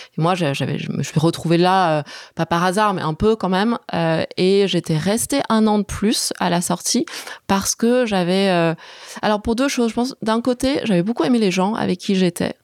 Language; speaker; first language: French; early bilingual, other home language; Chinese